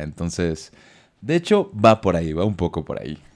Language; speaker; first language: Spanish; native; Spanish